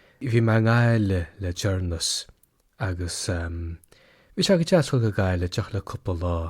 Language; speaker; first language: Irish; native; Irish